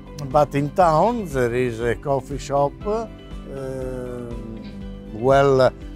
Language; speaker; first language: English; non-native, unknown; Italian